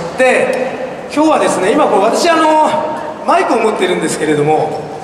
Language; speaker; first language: Japanese; native; Japanese